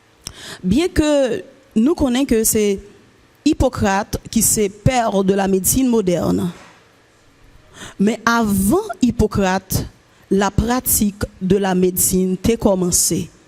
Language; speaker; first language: French; non-native, local second language; Haitian Creole